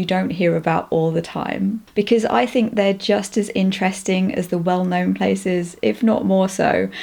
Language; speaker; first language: English; native; English